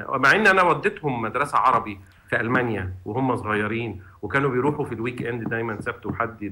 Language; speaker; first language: Arabic; native; Arabic